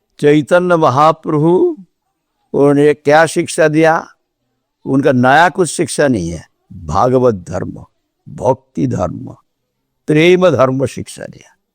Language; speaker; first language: Hindi; non-native, local second language; Bangla